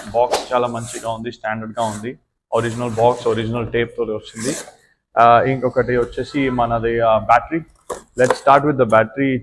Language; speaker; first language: Telugu; non-native, learner; Gujarati